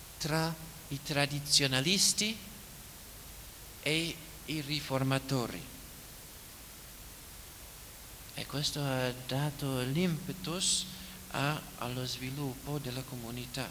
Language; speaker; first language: Italian; non-native, fluent; English